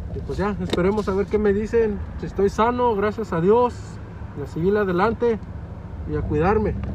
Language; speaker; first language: Spanish; early bilingual, heritage; Spanish